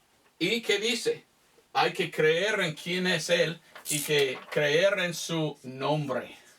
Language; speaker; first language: Spanish; non-native, fluent; English